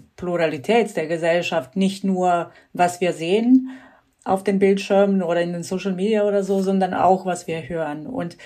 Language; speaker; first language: German; non-native, fluent; Croatian